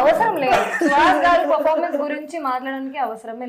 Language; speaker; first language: Telugu; non-native, fluent; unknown